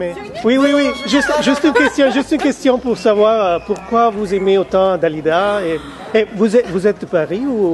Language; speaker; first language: French; non-native, fluent; Italian